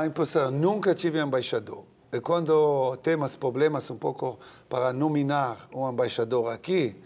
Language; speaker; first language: Portuguese; non-native, learner; Hebrew